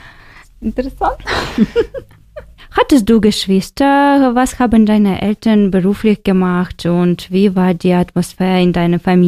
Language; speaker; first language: German; non-native, learner; Ukrainian